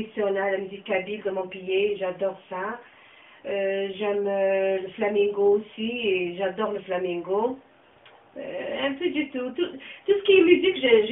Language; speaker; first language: French; non-native, local second language; Kabyle